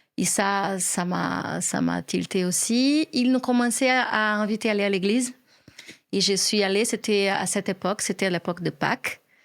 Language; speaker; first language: French; non-native, fluent; Portuguese